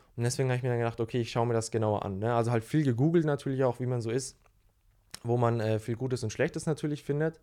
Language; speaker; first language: German; native; German